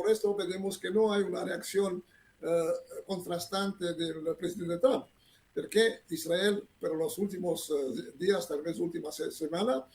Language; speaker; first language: Spanish; non-native, fluent; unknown